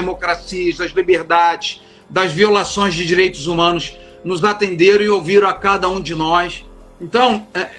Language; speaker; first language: Portuguese; native; Portuguese